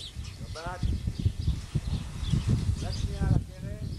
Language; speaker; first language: Hebrew; native; Hebrew